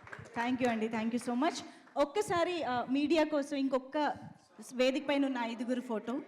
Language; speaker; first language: Telugu; native; Telugu